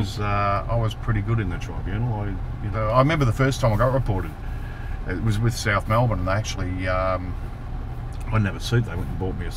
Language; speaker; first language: English; native; English